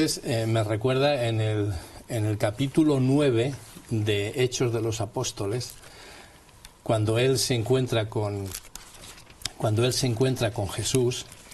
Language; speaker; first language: Spanish; native; Spanish